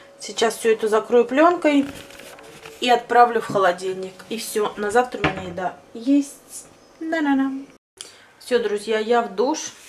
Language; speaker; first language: Russian; native; Russian